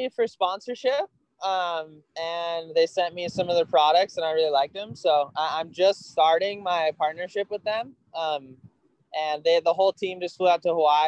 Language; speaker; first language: English; native; English